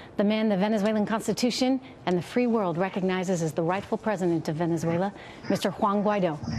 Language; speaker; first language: English; native; English